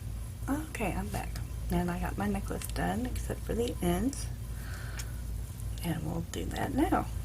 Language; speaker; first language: English; native; English